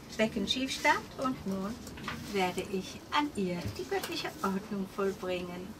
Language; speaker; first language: German; native; German